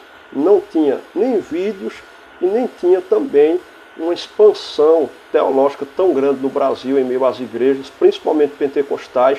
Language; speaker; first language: Portuguese; native; Portuguese